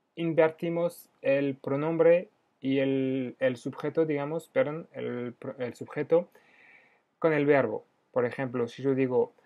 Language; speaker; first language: Spanish; non-native, fluent; French